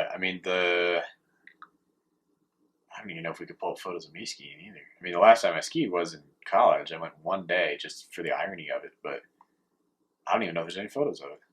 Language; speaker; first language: English; native; English